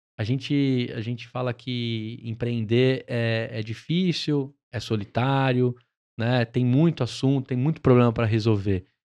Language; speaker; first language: Portuguese; native; Portuguese